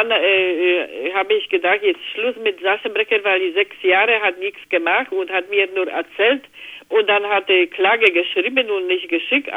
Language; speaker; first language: German; non-native, learner; Polish